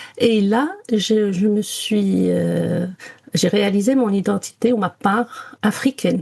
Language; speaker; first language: French; non-native, local second language; Arabic